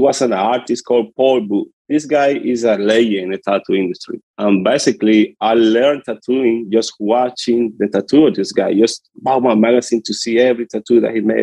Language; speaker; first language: English; non-native, learner; Spanish